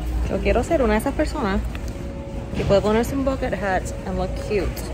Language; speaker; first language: Spanish; native; Spanish